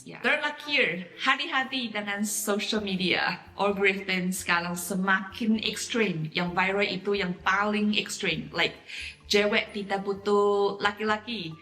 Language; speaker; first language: Indonesian; non-native, fluent; Chinese